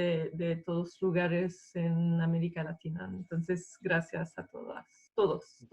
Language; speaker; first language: Spanish; non-native, fluent; English